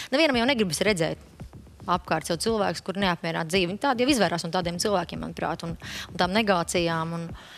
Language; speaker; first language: Latvian; native; Latvian